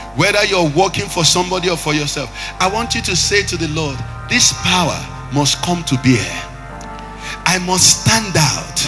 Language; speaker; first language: English; non-native, local second language; Igbo